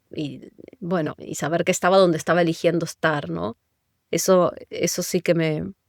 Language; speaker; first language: Spanish; native; Spanish